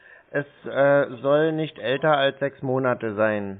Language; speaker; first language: German; native; German